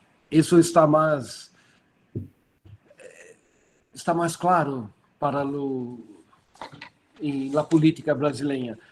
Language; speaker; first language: Spanish; non-native, learner; Portuguese